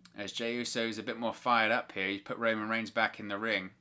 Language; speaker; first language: English; native; English